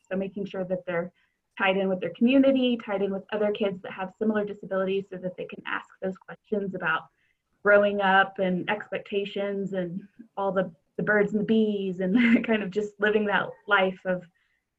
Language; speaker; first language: English; native; English